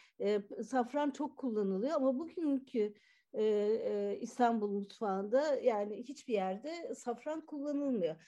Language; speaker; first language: Turkish; native; Turkish